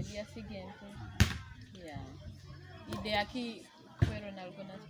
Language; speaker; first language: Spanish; non-native, learner; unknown